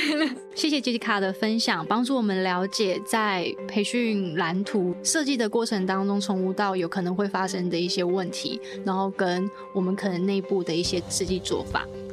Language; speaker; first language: Chinese; native; Chinese